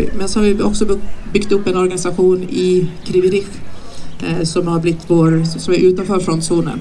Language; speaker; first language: Swedish; native; Swedish